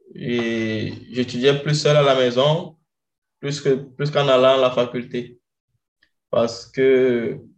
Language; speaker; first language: French; non-native, local second language; Ewe